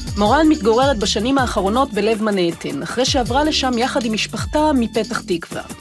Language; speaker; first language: Hebrew; native; Hebrew